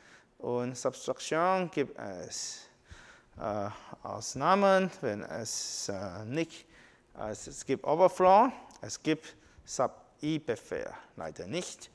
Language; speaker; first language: German; non-native, learner; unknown